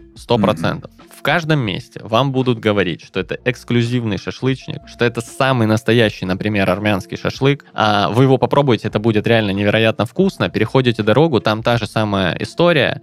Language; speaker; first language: Russian; native; Russian